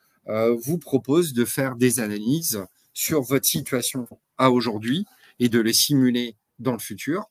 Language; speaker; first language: French; native; French